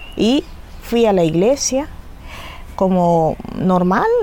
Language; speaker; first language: Spanish; native; Spanish